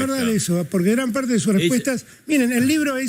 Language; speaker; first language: Spanish; native; Spanish